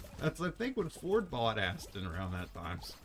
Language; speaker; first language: English; native; English